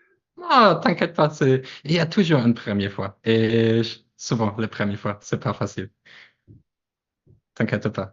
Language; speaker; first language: French; non-native, fluent; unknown